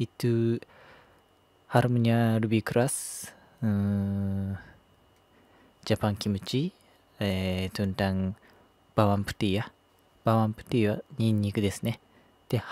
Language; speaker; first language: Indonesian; non-native, learner; Japanese